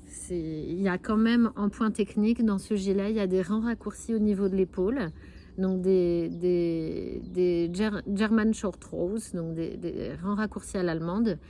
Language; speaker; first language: French; native; French